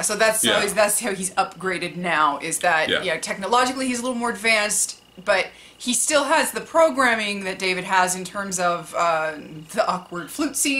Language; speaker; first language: English; native; English